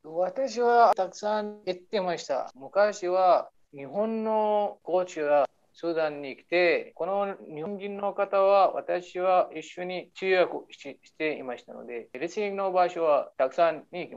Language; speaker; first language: Japanese; non-native, learner; Arabic